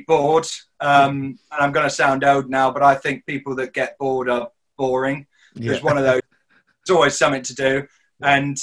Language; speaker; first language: English; native; English